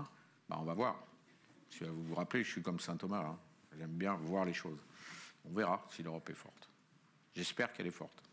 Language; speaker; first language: French; native; French